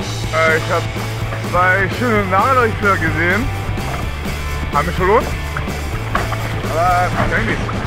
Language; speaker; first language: German; non-native, learner; French